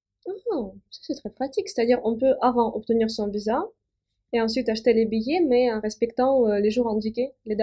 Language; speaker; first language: French; non-native, fluent; Russian